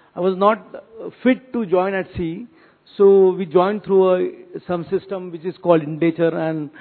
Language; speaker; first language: English; non-native, local second language; Marathi